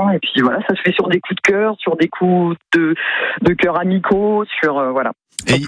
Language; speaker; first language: French; native; French